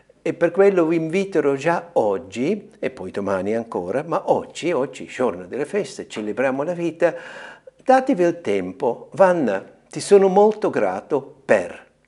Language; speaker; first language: Italian; non-native, fluent; German